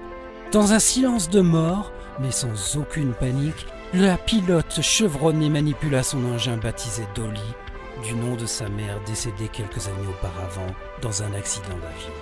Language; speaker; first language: French; native; French